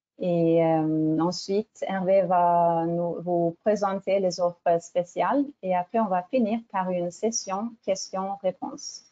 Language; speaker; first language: French; non-native, fluent; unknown